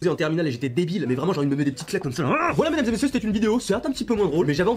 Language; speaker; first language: French; native; French